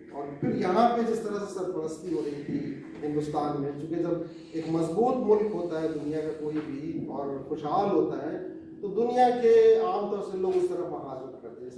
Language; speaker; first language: Urdu; native; Urdu